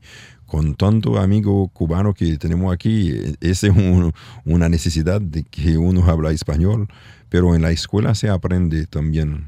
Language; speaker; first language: Spanish; non-native, learner; French